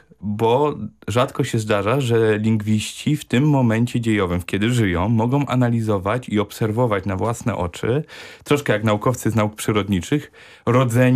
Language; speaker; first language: Polish; non-native, local second language; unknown